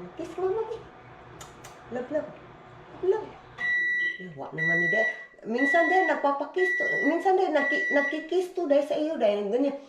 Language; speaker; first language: Filipino; non-native, local second language; Cebuano